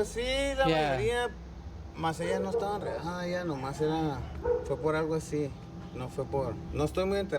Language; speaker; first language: Spanish; native; Spanish